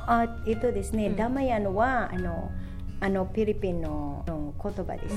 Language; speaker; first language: Japanese; non-native, learner; Filipino